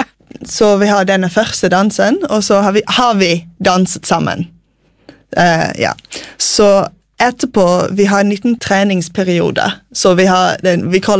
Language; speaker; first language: Norwegian; non-native, fluent; English